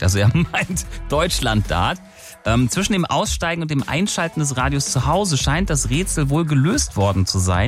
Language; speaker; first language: German; native; German